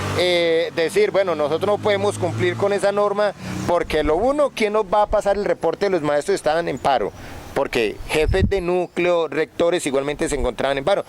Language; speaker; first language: Spanish; native; Spanish